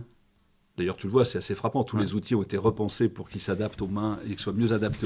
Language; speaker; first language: French; native; French